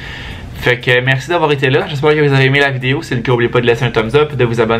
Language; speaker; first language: French; native; French